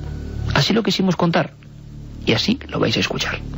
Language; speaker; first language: Spanish; native; Spanish